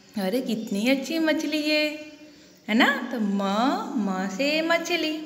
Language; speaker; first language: Hindi; non-native, local second language; Gujarati